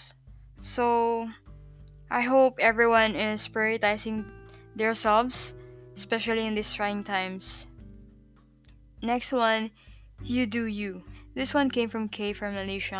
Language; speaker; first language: English; non-native, local second language; Filipino